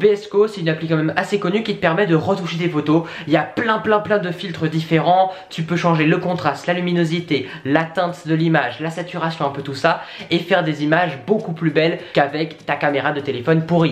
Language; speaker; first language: French; native; French